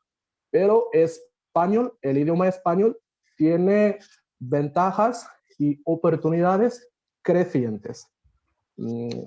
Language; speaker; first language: Spanish; non-native, fluent; Bangla